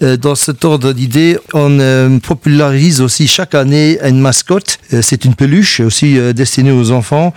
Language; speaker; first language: French; non-native, local second language; Luxembourgish